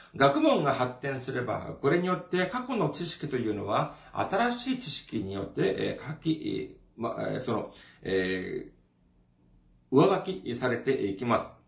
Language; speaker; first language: Japanese; non-native, fluent; Korean